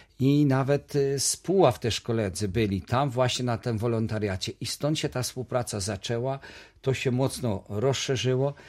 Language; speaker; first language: Polish; native; Polish